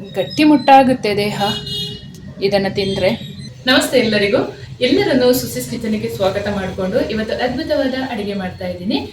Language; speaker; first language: Kannada; non-native, local second language; Kodava